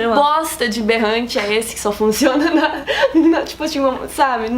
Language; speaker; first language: Portuguese; native; Portuguese